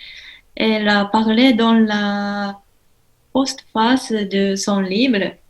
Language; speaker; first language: French; non-native, learner; Japanese